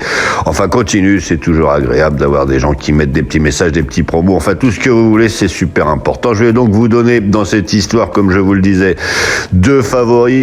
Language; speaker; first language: French; native; French